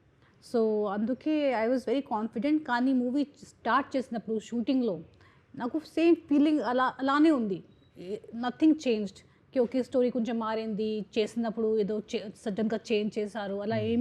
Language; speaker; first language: Telugu; non-native, fluent; Hindi